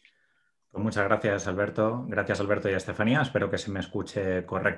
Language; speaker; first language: Spanish; native; Spanish